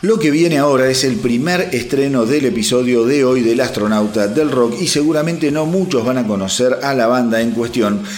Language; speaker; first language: Spanish; native; Spanish